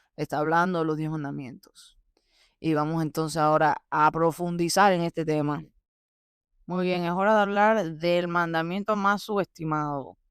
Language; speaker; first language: Spanish; early bilingual, heritage; Spanish